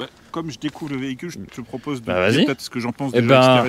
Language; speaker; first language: French; native; French